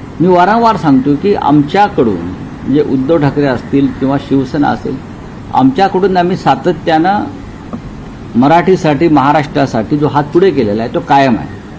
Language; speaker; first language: Marathi; native; Marathi